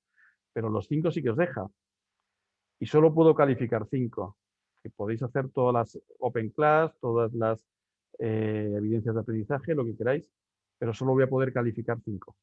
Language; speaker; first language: Spanish; native; Spanish